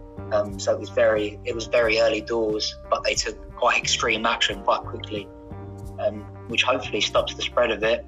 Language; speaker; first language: English; native; English